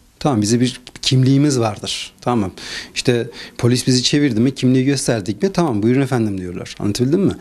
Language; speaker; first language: Turkish; non-native, fluent; Persian